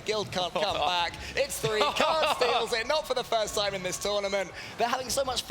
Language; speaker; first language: English; native; English